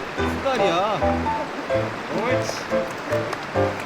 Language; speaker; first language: Korean; native; Korean